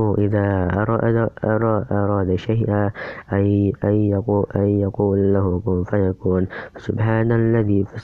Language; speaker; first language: Arabic; non-native, learner; Indonesian